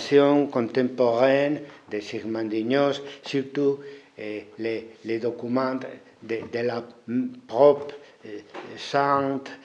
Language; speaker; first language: French; non-native, fluent; Spanish